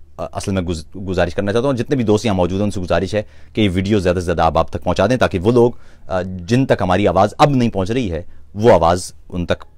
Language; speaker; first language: Urdu; non-native, local second language; Punjabi